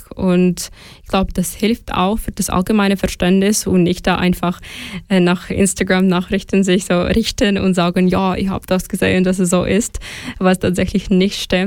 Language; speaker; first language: German; non-native, fluent; Ukrainian